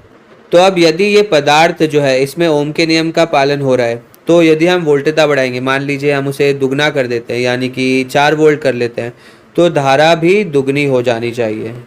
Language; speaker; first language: Hindi; native; Hindi